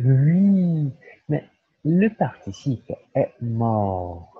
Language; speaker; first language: French; non-native, fluent; Portuguese